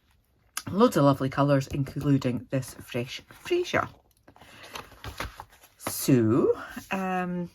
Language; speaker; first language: English; native; English